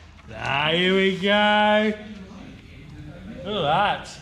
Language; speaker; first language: English; native; English